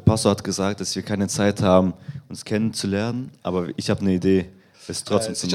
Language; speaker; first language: German; non-native, fluent; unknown